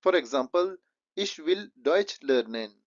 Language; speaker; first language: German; non-native, fluent; Hindi